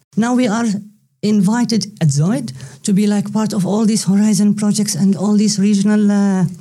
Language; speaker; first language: English; non-native, fluent; Arabic